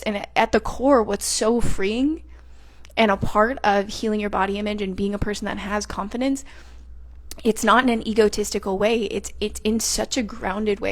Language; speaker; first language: English; native; English